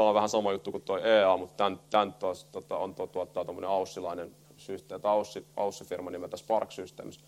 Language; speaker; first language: Finnish; native; Finnish